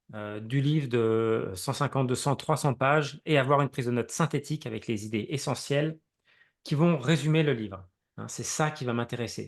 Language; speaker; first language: French; native; French